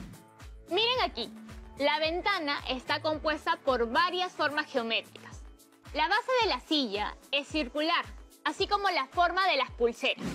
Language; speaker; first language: Spanish; native; Spanish